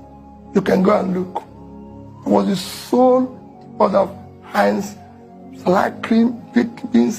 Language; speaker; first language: English; non-native, local second language; Igbo